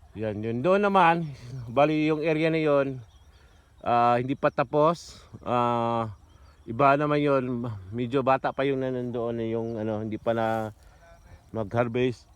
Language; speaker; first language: Filipino; non-native, local second language; Cebuano